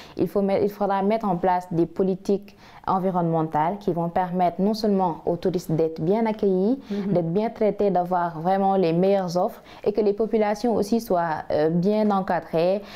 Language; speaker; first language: French; non-native, local second language; Wolof